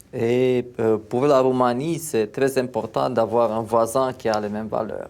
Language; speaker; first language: French; non-native, fluent; Romanian